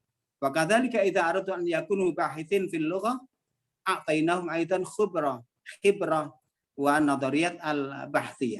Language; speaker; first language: Arabic; non-native, fluent; Indonesian